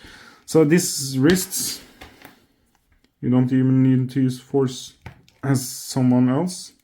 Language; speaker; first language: English; non-native, fluent; Norwegian